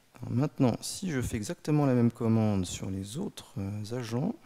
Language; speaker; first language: French; native; French